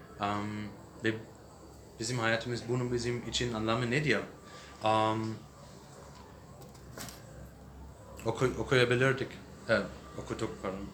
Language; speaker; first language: Turkish; non-native, learner; English